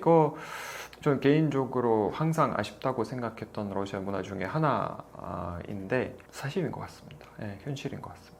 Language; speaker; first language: Korean; non-native, fluent; Russian